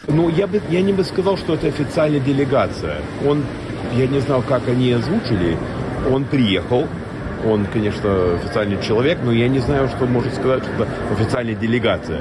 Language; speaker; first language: Russian; non-native, learner; English